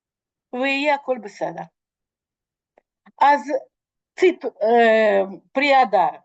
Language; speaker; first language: Hebrew; non-native, fluent; Russian